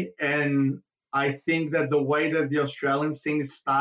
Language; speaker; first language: English; non-native, fluent; Portuguese